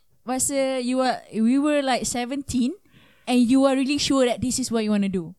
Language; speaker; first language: English; non-native, local second language; Malay